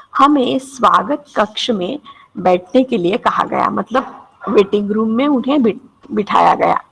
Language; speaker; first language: Hindi; non-native, local second language; Marathi